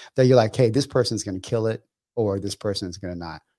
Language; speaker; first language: English; early bilingual, other home language; Vietnamese